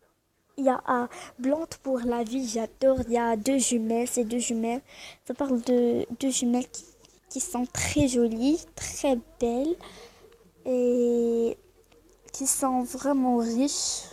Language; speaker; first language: French; non-native, learner; Arabic